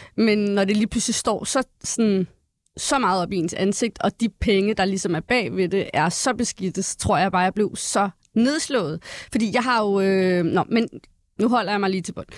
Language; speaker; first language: Danish; early bilingual, other home language; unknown